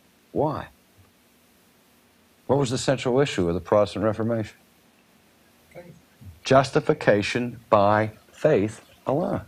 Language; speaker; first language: English; native; English